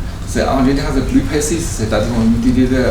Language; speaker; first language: French; non-native, learner; Chinese